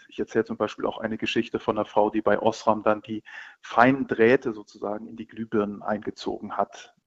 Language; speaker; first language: German; early bilingual, other home language; Greek